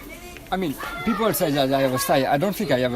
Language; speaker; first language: English; non-native, fluent; French